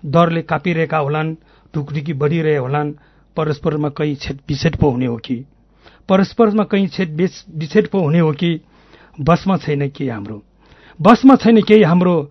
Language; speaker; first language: Nepali; non-native, local second language; Newari